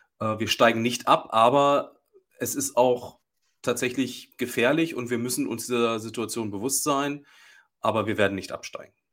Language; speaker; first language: German; native; German